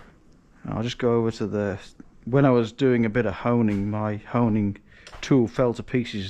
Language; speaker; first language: English; native; English